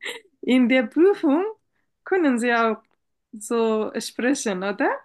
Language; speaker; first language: German; non-native, fluent; Bangla